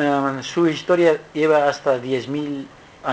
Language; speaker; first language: Spanish; non-native, learner; Kurdish